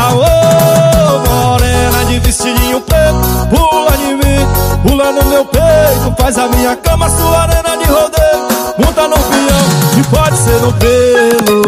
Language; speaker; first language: Portuguese; native; Portuguese